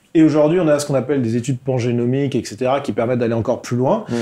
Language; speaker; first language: French; native; French